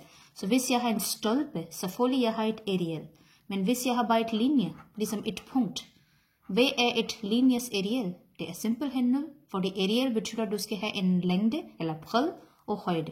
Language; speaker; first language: Danish; non-native, learner; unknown